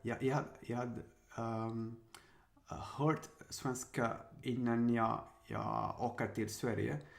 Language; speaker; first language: Swedish; non-native, learner; Sinhala